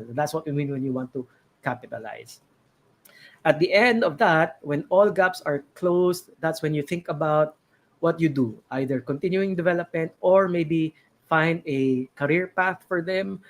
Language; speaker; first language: English; non-native, local second language; Filipino